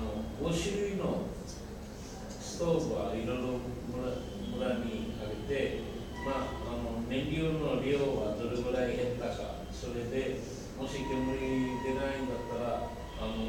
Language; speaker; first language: Japanese; non-native, learner; Bangla